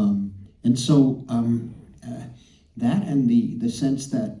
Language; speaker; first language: English; native; English